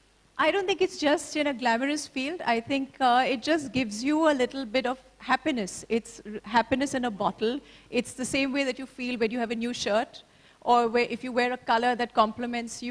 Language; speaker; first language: English; non-native, local second language; Hindi